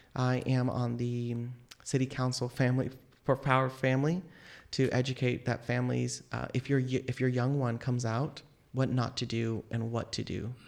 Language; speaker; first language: English; native; English